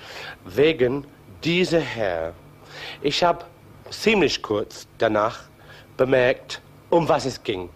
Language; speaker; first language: German; non-native, fluent; English